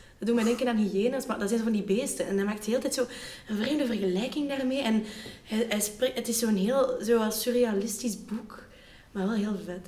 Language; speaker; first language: Dutch; native; Dutch